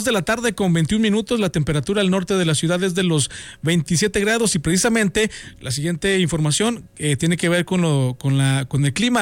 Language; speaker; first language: Spanish; native; Spanish